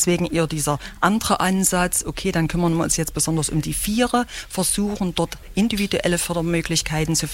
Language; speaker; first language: German; native; German